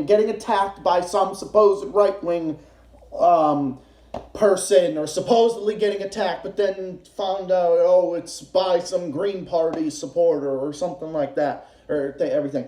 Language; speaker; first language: English; native; English